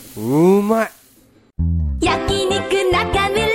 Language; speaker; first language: Japanese; native; Japanese